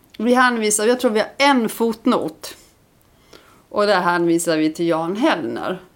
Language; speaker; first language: Swedish; early bilingual, other home language; Icelandic